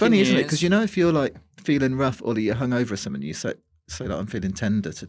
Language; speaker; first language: English; native; English